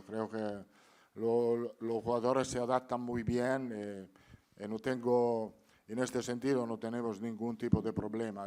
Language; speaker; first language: Spanish; non-native, fluent; Italian